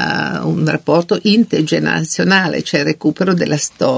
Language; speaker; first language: Italian; native; Italian